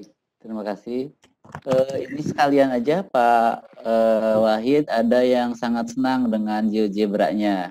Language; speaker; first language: Indonesian; native; Indonesian